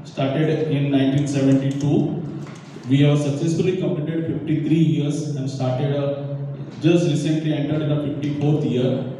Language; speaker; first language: English; non-native, local second language; Marathi